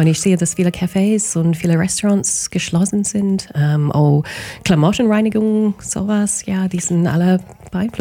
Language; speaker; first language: German; non-native, fluent; English